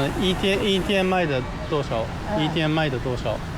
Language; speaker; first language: Chinese; non-native, learner; Japanese